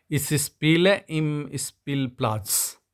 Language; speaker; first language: German; non-native, learner; Hindi